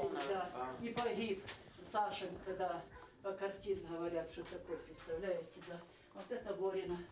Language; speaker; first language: Russian; native; Russian